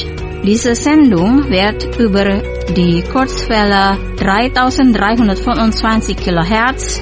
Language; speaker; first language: German; non-native, fluent; Indonesian